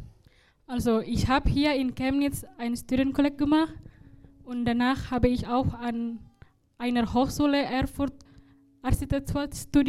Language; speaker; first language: German; non-native, learner; Indonesian